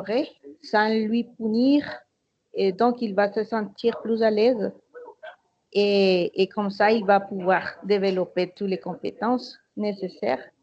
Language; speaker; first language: French; non-native, fluent; Spanish